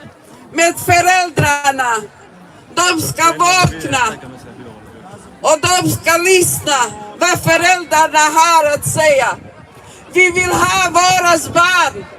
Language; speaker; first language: Swedish; non-native, learner; Somali